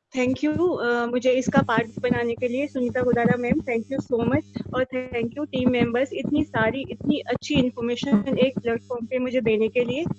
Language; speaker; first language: Hindi; native; Hindi